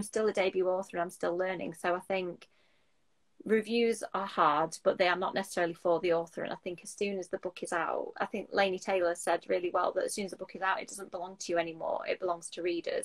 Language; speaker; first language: English; native; English